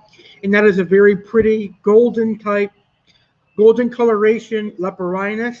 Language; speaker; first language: English; native; English